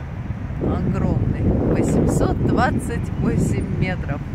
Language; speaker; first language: Russian; native; Russian